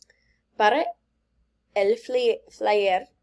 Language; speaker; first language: Spanish; non-native, learner; English